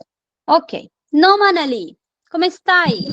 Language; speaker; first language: Italian; non-native, fluent; Urdu